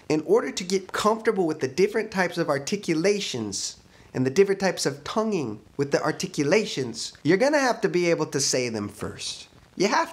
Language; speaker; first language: English; native; English